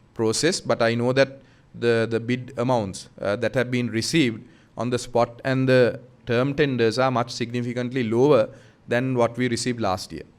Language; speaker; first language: English; non-native, local second language; Sinhala